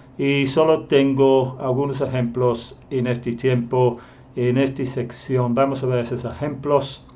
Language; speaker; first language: Spanish; non-native, fluent; English